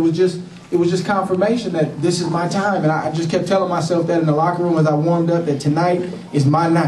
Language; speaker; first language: English; native; English